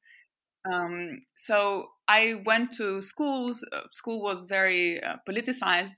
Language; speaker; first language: English; non-native, fluent; French